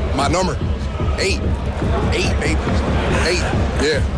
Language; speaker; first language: Dutch; non-native, learner; English